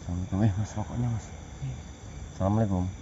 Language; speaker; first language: Indonesian; native; Indonesian